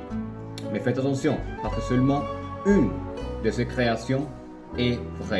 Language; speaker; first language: French; non-native, fluent; Spanish